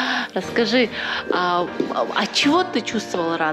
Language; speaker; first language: Russian; native; Russian